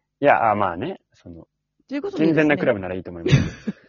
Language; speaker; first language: Japanese; native; Japanese